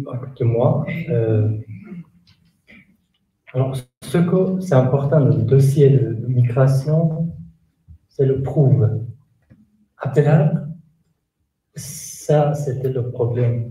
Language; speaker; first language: French; non-native, learner; Kurdish